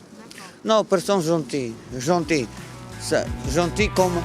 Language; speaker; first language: French; non-native, learner; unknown